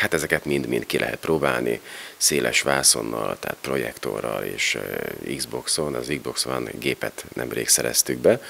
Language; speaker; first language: Hungarian; native; Hungarian